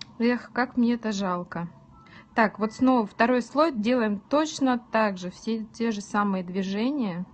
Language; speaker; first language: Russian; native; Russian